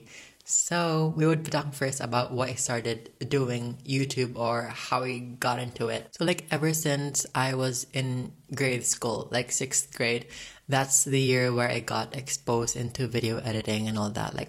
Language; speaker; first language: English; non-native, local second language; Cebuano